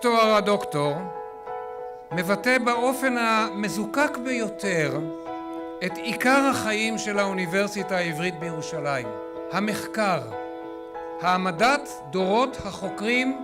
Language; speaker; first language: Hebrew; native; Hebrew